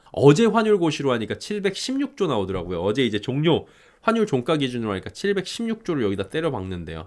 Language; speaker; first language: Korean; native; Korean